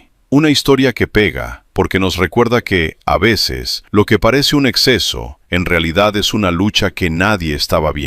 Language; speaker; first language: Spanish; native; Spanish